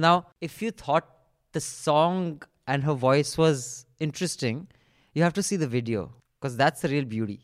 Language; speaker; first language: English; non-native, local second language; Hindi